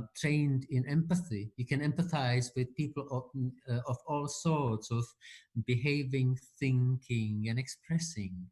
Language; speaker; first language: English; non-native, fluent; Czech